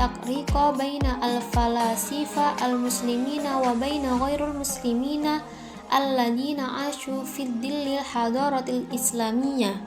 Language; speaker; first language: Arabic; non-native, learner; Indonesian